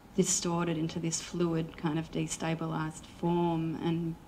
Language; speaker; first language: English; native; English